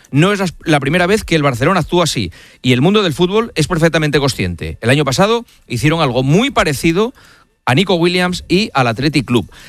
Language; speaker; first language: Spanish; native; Spanish